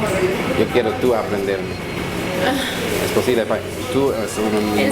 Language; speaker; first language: Spanish; non-native, learner; English